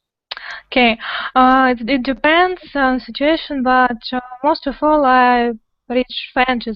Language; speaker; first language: English; non-native, fluent; Russian